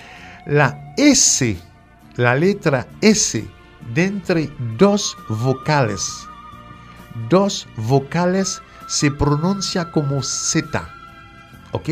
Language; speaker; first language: Spanish; non-native, fluent; French